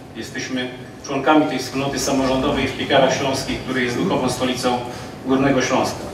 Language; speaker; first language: Polish; native; Polish